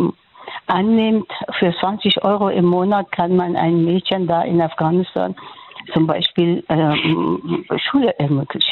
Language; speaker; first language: German; non-native, fluent; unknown